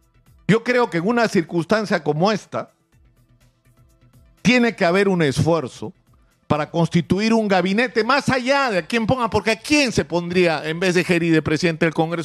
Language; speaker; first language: Spanish; native; Spanish